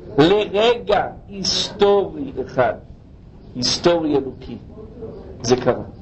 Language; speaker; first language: Hebrew; non-native, fluent; English